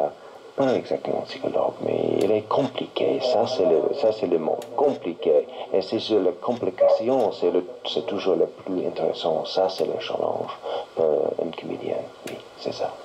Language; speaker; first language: French; non-native, learner; English